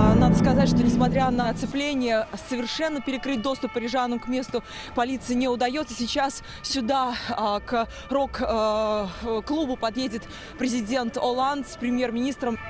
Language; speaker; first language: Russian; native; Russian